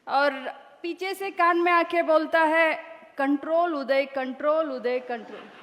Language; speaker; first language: Hindi; non-native, local second language; Kannada